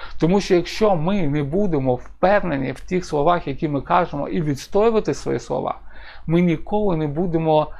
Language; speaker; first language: Ukrainian; non-native, local second language; Russian